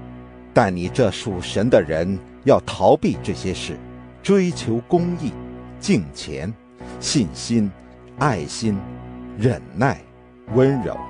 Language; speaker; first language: Chinese; native; Chinese